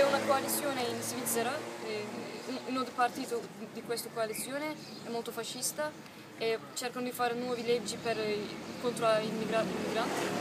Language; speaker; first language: Italian; non-native, learner; Turkish